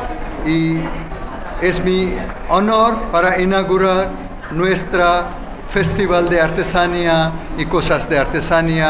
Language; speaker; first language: Spanish; non-native, learner; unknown